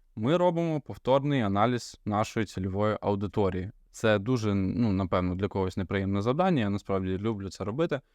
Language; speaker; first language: Ukrainian; non-native, local second language; Russian